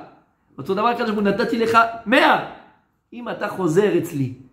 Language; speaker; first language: Hebrew; non-native, fluent; French